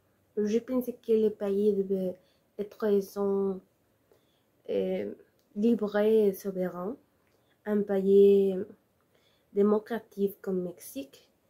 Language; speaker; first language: French; non-native, learner; Spanish